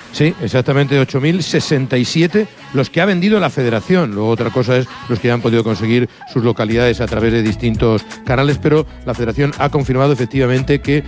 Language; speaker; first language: Spanish; native; Spanish